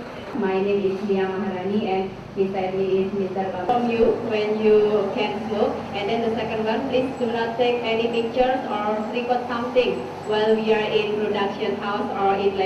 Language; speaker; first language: English; non-native, local second language; Indonesian